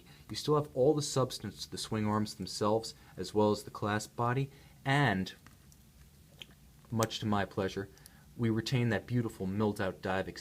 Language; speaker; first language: English; native; English